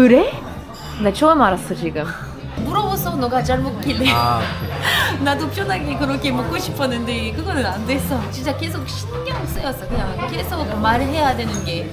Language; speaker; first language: Korean; non-native, fluent; French